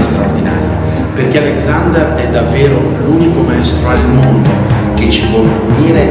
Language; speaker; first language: Italian; native; Italian